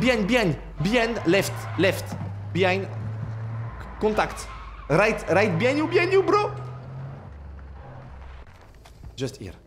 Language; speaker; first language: English; non-native, learner; French